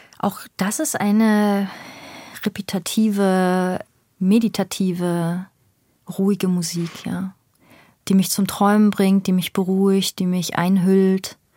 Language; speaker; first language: German; early bilingual, other home language; Persian